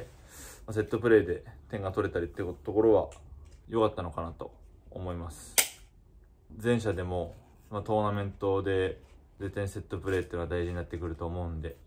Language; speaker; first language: Japanese; native; Japanese